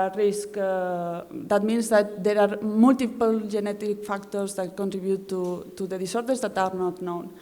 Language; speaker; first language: English; non-native, fluent; Spanish